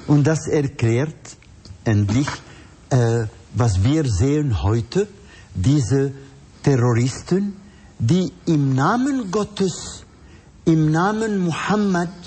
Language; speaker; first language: German; non-native, fluent; Arabic